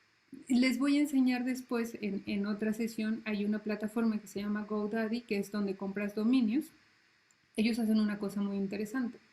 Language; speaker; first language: Spanish; native; Spanish